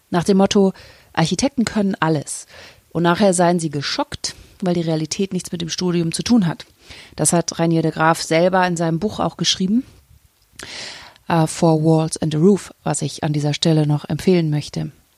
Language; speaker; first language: German; native; German